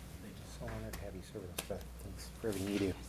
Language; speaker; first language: English; native; English